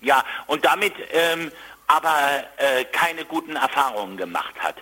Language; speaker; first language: German; native; German